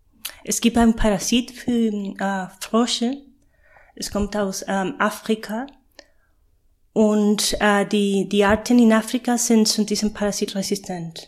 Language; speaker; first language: German; non-native, fluent; Spanish